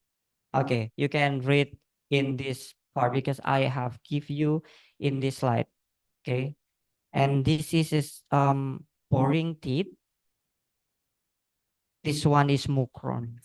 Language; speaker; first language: English; non-native, learner; Indonesian